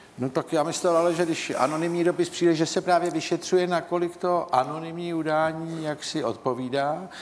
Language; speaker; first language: Czech; native; Czech